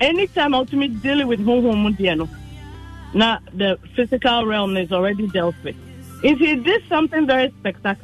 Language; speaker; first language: English; non-native, local second language; Akan